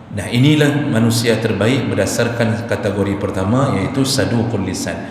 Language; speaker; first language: Malay; non-native, local second language; Achinese